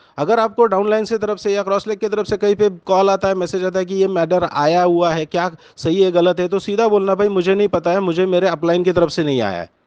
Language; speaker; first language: Hindi; non-native, local second language; Marathi